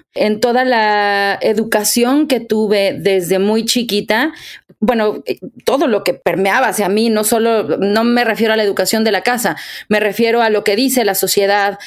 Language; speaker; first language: Spanish; native; Spanish